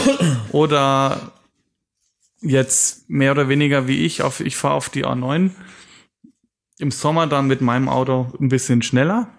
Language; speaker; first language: German; native; German